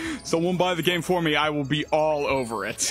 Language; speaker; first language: English; native; English